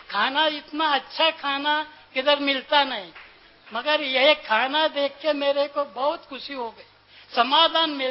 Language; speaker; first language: Hindi; non-native, local second language; Marathi